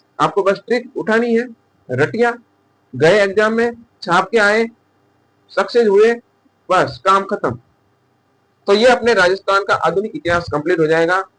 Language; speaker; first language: Hindi; native; Hindi